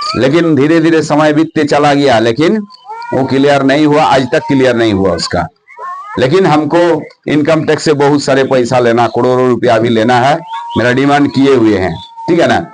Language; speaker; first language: Hindi; non-native, local second language; Bangla